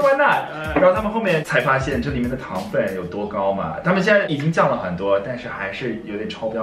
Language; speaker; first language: Chinese; non-native, fluent; English